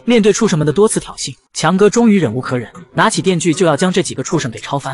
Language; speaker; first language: Chinese; native; Chinese